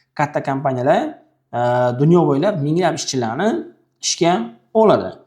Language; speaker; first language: English; non-native, fluent; Uzbek